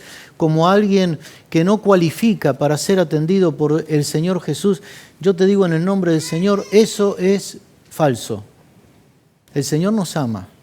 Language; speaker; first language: Spanish; native; Spanish